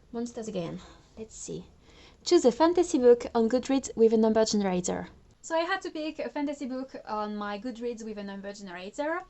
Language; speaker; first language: English; non-native, fluent; French